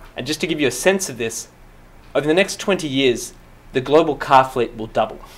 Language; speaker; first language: English; native; English